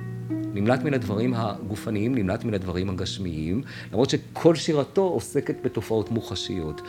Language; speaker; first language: Hebrew; native; Hebrew